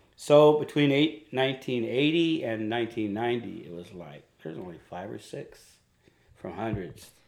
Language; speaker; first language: English; native; English